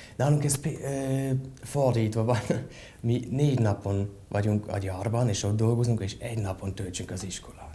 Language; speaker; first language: Hungarian; non-native, fluent; German